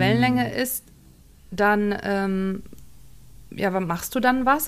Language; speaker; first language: German; native; German